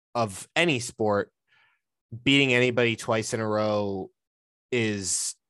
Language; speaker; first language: English; native; English